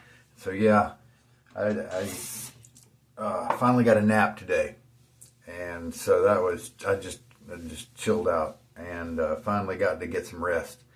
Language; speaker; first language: English; native; English